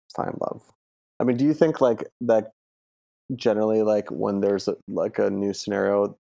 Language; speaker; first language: English; early bilingual, other home language; Italian